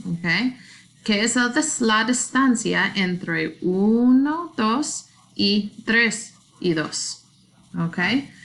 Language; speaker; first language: Spanish; non-native, learner; English